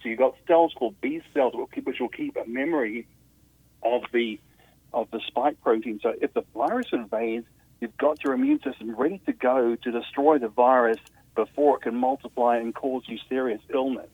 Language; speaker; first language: English; native; English